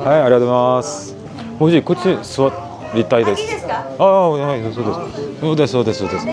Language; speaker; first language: Japanese; non-native, learner; Korean